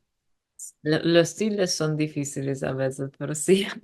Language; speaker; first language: Spanish; non-native, learner; English